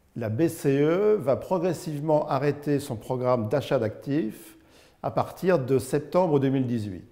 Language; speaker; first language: French; native; French